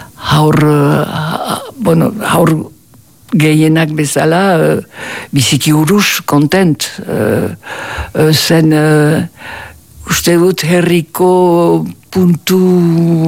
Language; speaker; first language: Basque; native; Basque